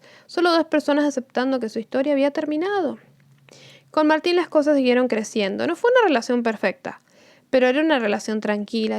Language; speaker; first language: Spanish; native; Spanish